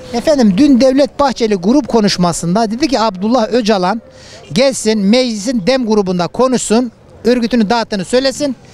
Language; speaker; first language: Turkish; native; Turkish